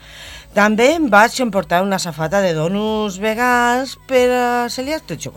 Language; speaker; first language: Catalan; non-native, learner; Spanish